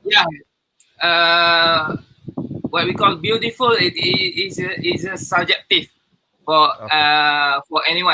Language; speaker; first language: English; non-native, learner; Malay